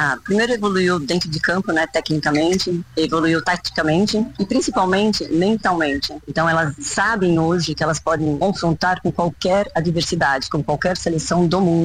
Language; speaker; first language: Portuguese; native; Portuguese